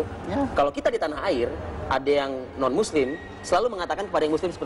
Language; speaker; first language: Indonesian; native; Indonesian